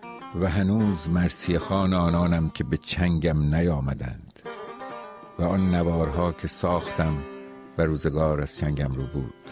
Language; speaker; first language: Persian; native; Persian